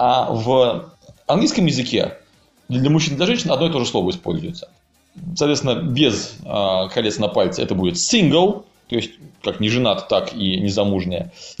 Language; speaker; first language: Russian; native; Russian